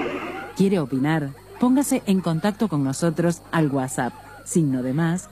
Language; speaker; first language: Spanish; native; Spanish